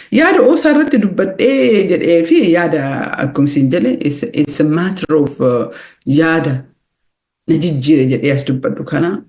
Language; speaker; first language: Oromo; early bilingual, heritage; Oromo